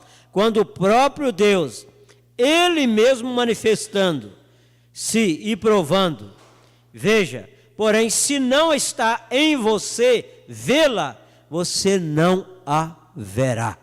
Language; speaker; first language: Portuguese; native; Portuguese